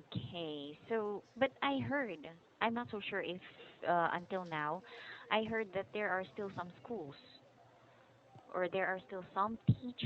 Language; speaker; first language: English; non-native, fluent; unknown